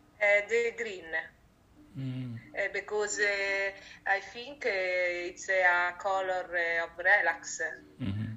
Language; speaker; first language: English; non-native, learner; Italian